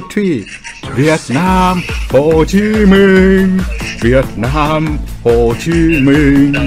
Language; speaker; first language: English; non-native, learner; Vietnamese